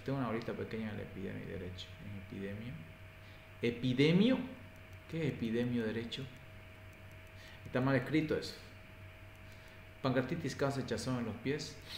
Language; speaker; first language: Spanish; native; Spanish